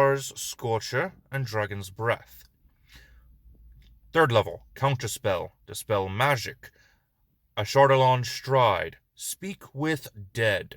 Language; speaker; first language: English; native; English